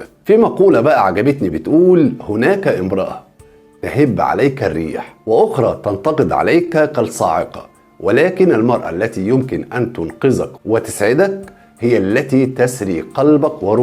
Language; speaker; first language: Arabic; native; Arabic